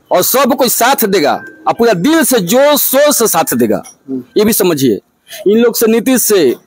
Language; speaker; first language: Hindi; native; Hindi